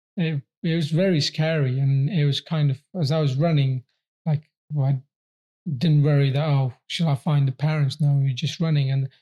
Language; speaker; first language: English; early bilingual, other home language; Persian